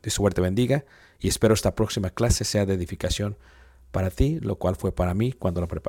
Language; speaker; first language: Spanish; native; Spanish